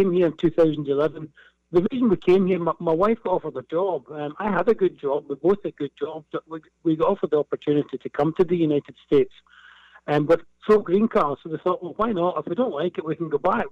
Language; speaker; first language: English; native; English